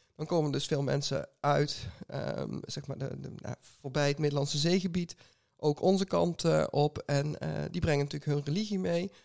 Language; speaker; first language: Dutch; native; Dutch